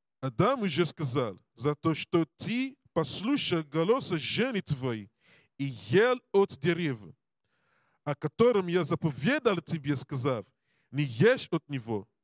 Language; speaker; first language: Russian; non-native, learner; English